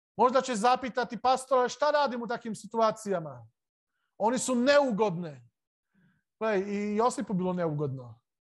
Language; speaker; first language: Serbian; non-native, local second language; Slovak